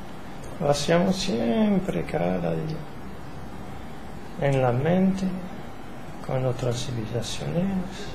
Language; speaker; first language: Spanish; non-native, learner; French